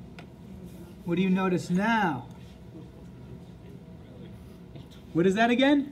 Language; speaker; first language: English; native; English